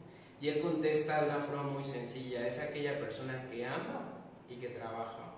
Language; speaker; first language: Spanish; native; Spanish